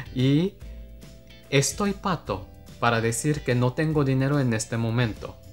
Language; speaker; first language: Spanish; non-native, fluent; Japanese